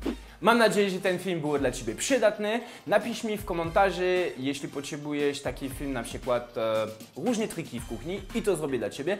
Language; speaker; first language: Polish; non-native, fluent; French